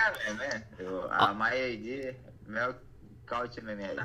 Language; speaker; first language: English; non-native, learner; Portuguese